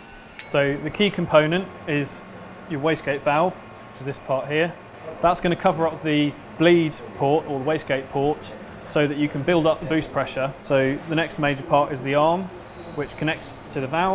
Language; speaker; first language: English; native; English